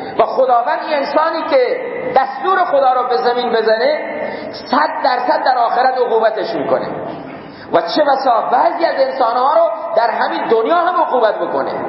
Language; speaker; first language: Persian; non-native, local second language; Baluchi